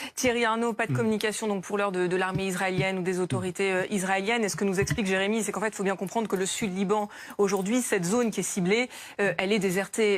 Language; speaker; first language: French; native; French